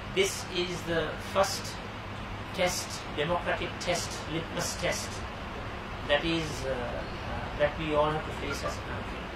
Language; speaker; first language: English; non-native, local second language; Sinhala